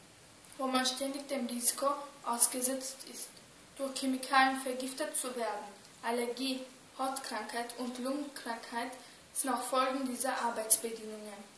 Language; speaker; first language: German; early bilingual, other home language; Turkish